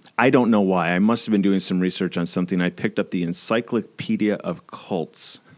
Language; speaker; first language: English; native; English